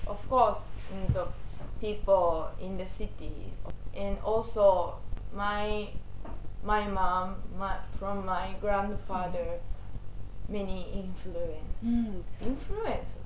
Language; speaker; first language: English; non-native, learner; Japanese